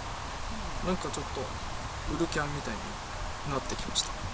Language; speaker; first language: Japanese; native; Japanese